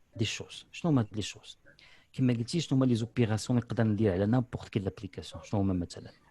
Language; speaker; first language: Arabic; native; Arabic